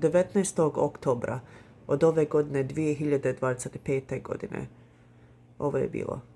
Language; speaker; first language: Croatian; early bilingual, heritage; Croatian